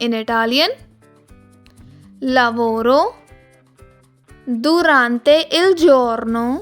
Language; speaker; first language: Italian; non-native, learner; Hindi